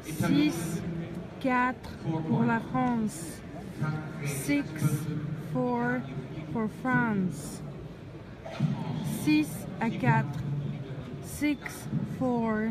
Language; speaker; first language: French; non-native, learner; Czech